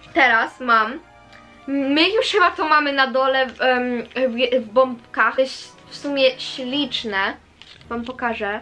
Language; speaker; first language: Polish; early bilingual, heritage; Polish